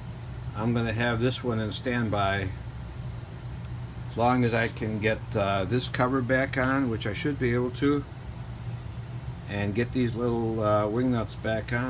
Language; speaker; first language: English; native; English